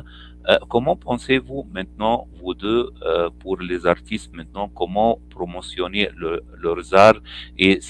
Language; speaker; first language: French; non-native, fluent; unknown